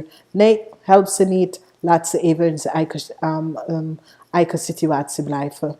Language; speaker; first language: Dutch; non-native, fluent; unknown